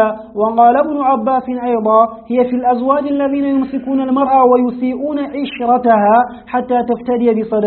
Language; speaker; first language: Arabic; native; Arabic